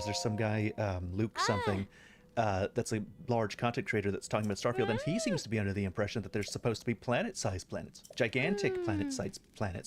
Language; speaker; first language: English; native; English